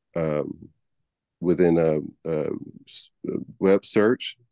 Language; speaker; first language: English; native; English